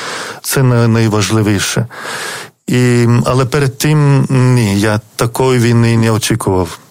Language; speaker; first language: Ukrainian; non-native, fluent; Lithuanian